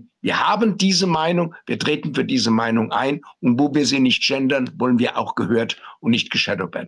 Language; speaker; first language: German; native; German